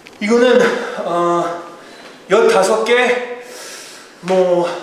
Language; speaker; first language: Korean; early bilingual, heritage; Korean